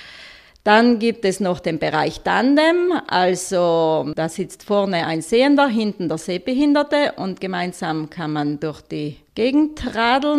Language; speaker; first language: German; native; German